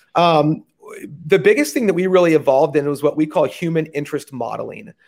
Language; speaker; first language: English; native; English